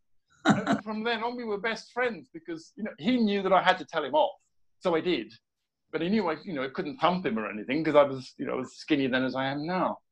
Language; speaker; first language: English; native; English